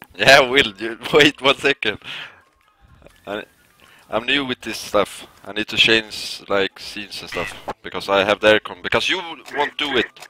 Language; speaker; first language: English; non-native, fluent; Swedish